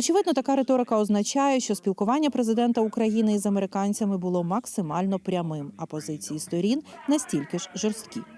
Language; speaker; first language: Ukrainian; native; Ukrainian